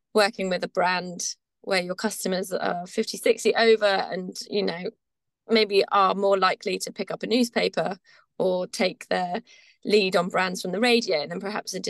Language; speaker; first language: English; native; English